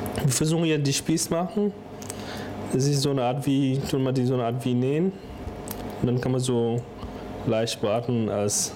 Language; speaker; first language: German; non-native, fluent; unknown